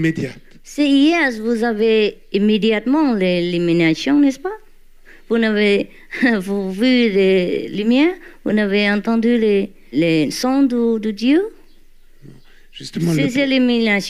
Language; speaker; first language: French; non-native, learner; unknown